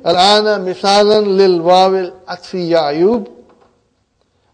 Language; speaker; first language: Arabic; non-native, fluent; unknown